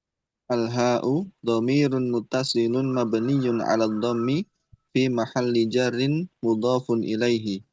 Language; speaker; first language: Arabic; non-native, learner; Indonesian